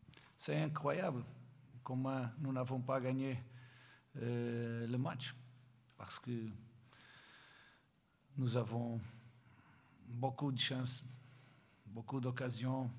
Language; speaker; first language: French; non-native, learner; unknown